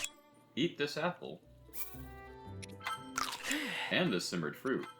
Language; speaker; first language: English; native; English